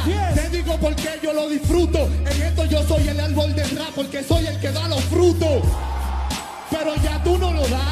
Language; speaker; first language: Spanish; native; Spanish